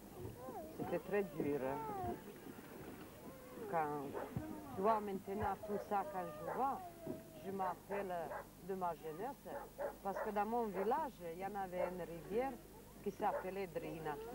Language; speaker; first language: French; non-native, learner; Serbian